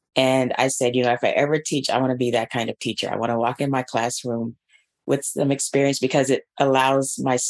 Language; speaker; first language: English; native; English